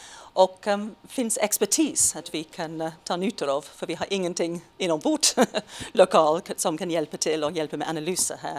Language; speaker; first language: Swedish; non-native, fluent; English